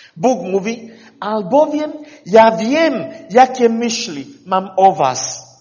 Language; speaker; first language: Polish; non-native, fluent; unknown